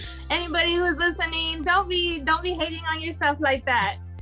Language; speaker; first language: English; early bilingual, other home language; Spanish